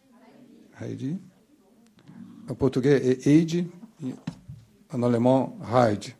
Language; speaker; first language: French; non-native, fluent; Portuguese